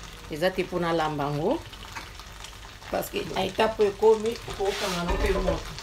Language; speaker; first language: French; non-native, local second language; Lingala